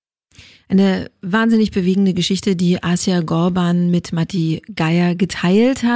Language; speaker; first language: German; native; German